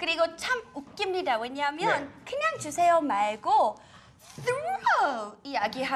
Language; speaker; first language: Korean; non-native, learner; English